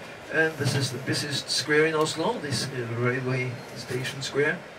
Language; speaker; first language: English; non-native, fluent; Norwegian